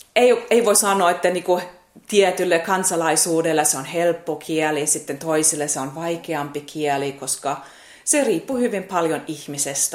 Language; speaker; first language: Finnish; non-native, fluent; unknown